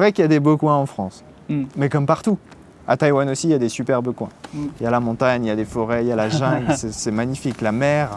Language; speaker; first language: French; native; French